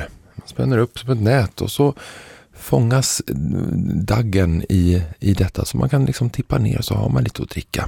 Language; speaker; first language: Swedish; native; Swedish